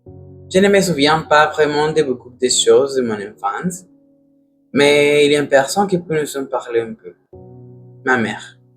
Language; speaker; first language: French; non-native, learner; Spanish